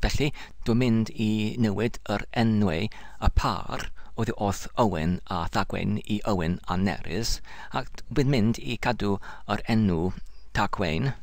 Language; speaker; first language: Welsh; non-native, learner; English